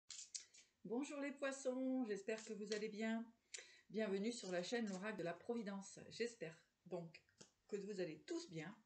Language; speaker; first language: French; native; French